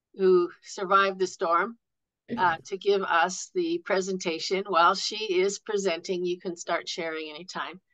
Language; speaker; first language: English; native; English